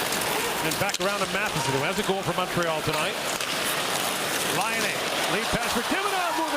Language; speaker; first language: English; native; English